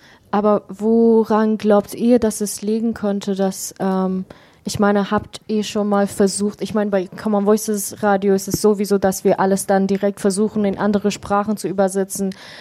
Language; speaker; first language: German; non-native, fluent; Persian